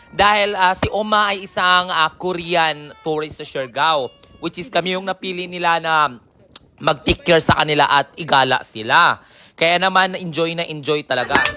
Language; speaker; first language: Filipino; non-native, local second language; Cebuano